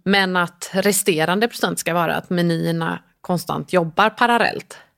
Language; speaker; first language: Swedish; native; Swedish